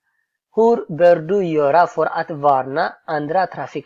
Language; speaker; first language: Swedish; non-native, fluent; Tigrinya